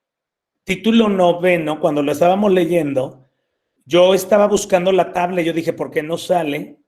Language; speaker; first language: Spanish; native; Spanish